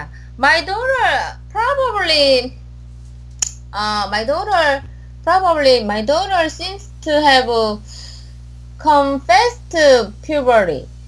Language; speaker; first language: English; non-native, learner; Korean